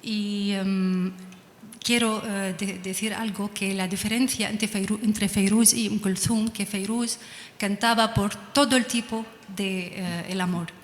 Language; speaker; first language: Spanish; non-native, learner; Arabic